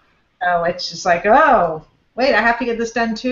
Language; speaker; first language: English; native; English